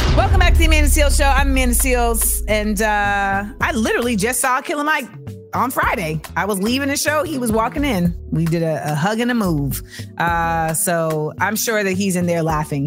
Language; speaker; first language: English; native; English